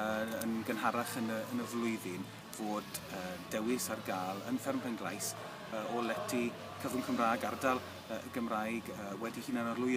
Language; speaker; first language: Welsh; native; Welsh